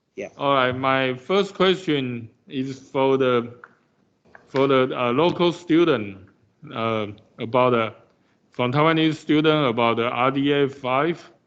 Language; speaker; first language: English; non-native, fluent; Chinese